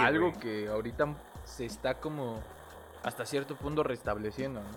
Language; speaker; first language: Spanish; native; Spanish